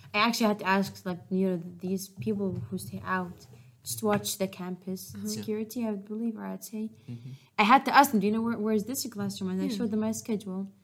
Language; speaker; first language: English; non-native, fluent; Arabic